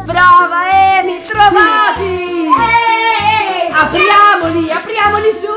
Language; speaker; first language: Italian; native; Italian